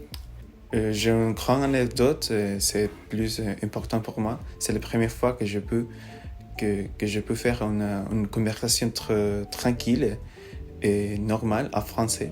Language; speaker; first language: French; non-native, learner; Spanish